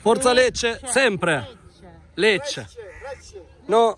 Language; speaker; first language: Italian; native; Italian